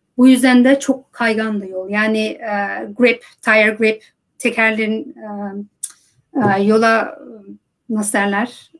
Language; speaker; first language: Turkish; early bilingual, heritage; Turkish